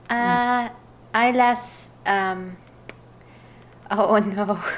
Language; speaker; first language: Spanish; non-native, learner; English